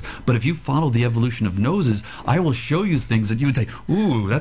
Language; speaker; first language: English; native; English